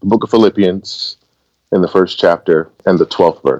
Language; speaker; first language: English; native; English